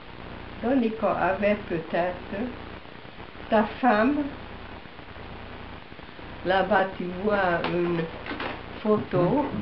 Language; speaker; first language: French; non-native, fluent; Hungarian